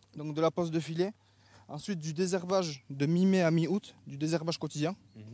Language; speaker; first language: French; native; French